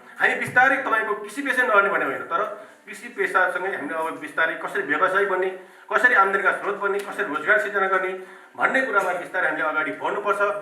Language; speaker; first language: Nepali; native; Nepali